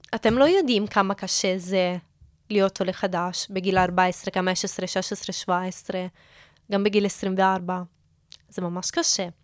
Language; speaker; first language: Hebrew; non-native, fluent; Italian